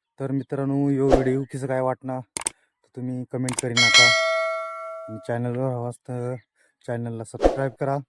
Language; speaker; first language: Marathi; non-native, local second language; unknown